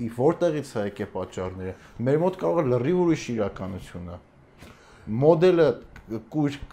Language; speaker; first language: Armenian; native; Armenian